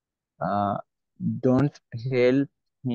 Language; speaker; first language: English; non-native, learner; Bangla